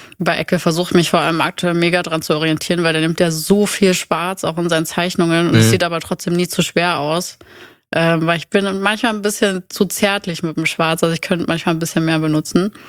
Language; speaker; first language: German; native; German